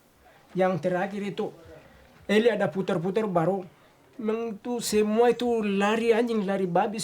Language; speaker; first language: Indonesian; non-native, local second language; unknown